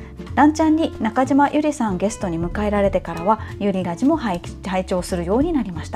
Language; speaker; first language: Japanese; native; Japanese